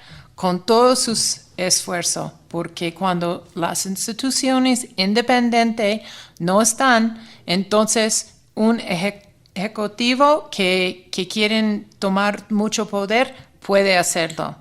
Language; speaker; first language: Spanish; non-native, fluent; English